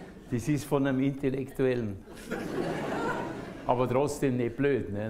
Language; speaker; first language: German; native; German